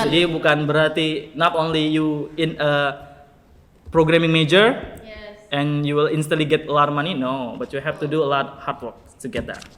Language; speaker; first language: English; non-native, learner; Indonesian